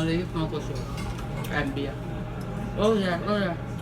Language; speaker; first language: English; non-native, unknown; Thai